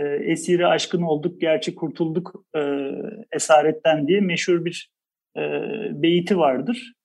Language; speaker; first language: Turkish; native; Turkish